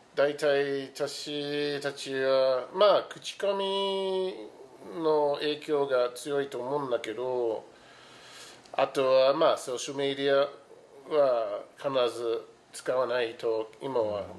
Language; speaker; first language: Japanese; non-native, fluent; English